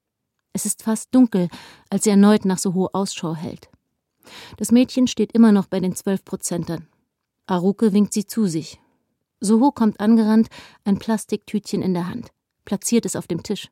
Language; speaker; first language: German; native; German